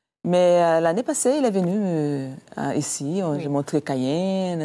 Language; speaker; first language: French; non-native, fluent; Portuguese